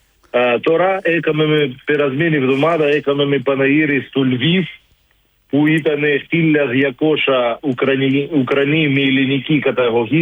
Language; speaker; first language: Greek; non-native, learner; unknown